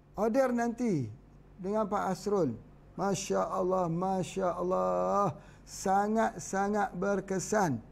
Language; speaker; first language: Malay; native; Malay